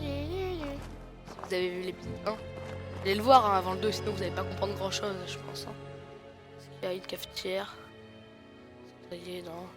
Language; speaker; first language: French; native; French